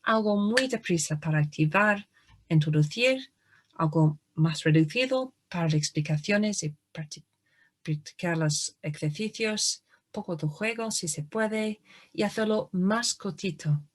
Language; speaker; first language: Spanish; non-native, fluent; English